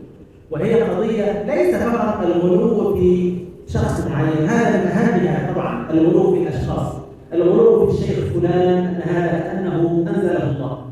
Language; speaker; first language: Arabic; native; Arabic